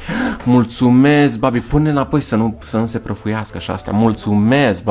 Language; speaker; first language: Romanian; native; Romanian